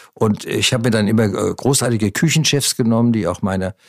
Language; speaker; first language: German; native; German